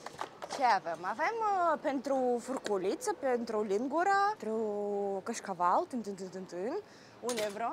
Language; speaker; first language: Romanian; non-native, learner; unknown